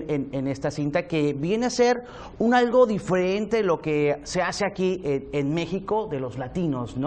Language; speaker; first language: Spanish; native; Spanish